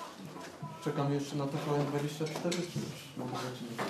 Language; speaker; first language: Polish; native; Polish